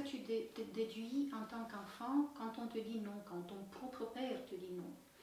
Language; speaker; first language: French; native; French